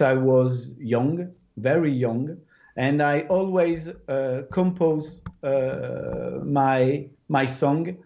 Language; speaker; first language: English; non-native, learner; French